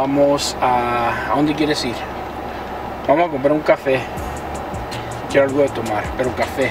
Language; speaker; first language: Spanish; early bilingual, heritage; Spanish